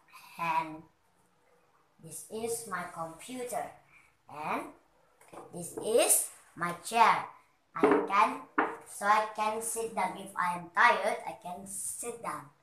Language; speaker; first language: English; non-native, learner; Indonesian